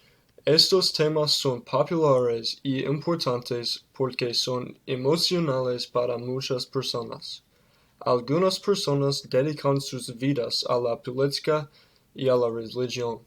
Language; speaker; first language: Spanish; non-native, learner; English